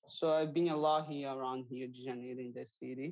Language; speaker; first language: English; non-native, fluent; Portuguese